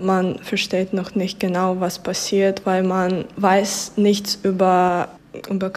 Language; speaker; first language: German; non-native, fluent; Ukrainian